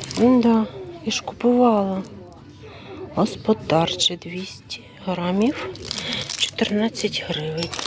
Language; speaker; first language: Ukrainian; non-native, local second language; Russian